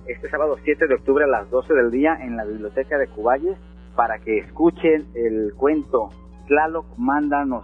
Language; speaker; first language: Spanish; native; Spanish